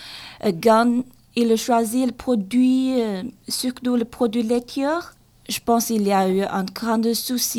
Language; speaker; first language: French; non-native, learner; Chinese